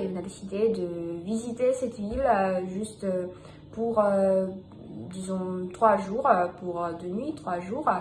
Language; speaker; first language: French; non-native, fluent; Russian